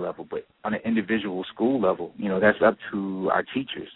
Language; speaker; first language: English; native; English